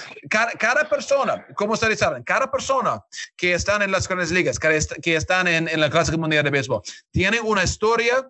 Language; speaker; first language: Spanish; non-native, learner; English